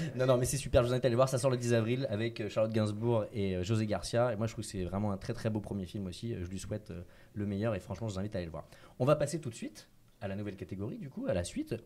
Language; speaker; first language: French; native; French